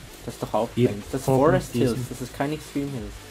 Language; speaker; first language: German; native; German